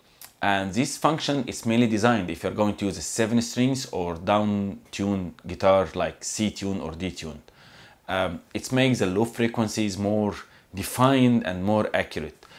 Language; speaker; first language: English; non-native, fluent; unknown